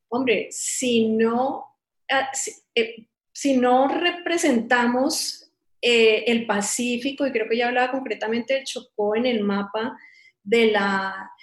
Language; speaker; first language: Spanish; native; Spanish